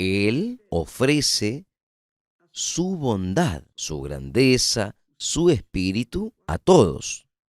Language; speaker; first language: Spanish; non-native, fluent; Portuguese